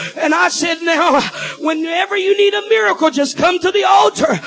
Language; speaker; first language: English; non-native, fluent; Portuguese